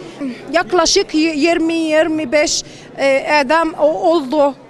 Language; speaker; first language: Turkish; non-native, learner; Arabic